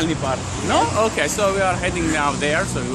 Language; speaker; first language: English; non-native, fluent; Italian